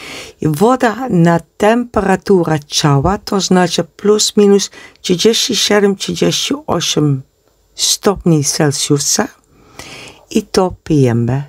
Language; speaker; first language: Polish; non-native, learner; Dutch